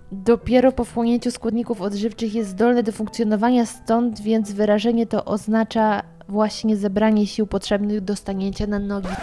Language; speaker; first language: Polish; native; Polish